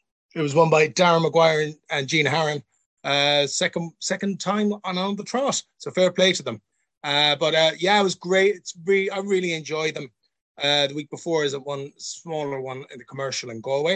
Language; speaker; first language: English; native; English